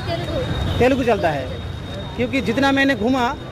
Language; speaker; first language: Hindi; non-native, local second language; Bangla